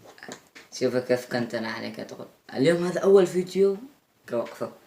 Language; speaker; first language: Arabic; native; Arabic